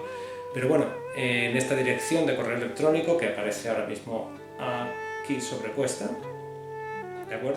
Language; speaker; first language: Spanish; native; Spanish